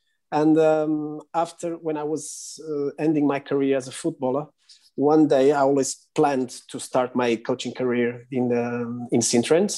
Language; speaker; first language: English; non-native, fluent; Portuguese